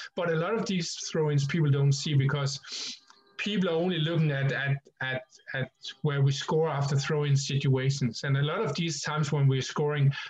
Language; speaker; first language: English; non-native, fluent; Danish